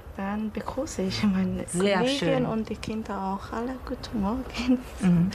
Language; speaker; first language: German; non-native, learner; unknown